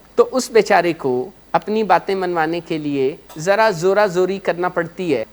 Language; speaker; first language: Urdu; non-native, local second language; Punjabi